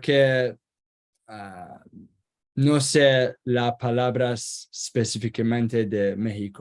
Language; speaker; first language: Spanish; non-native, learner; Kurdish